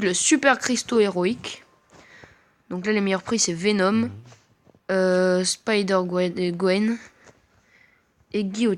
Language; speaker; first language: French; native; French